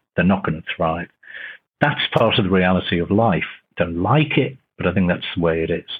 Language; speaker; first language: English; native; English